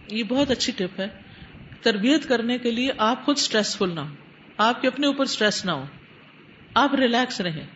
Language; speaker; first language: Urdu; native; Urdu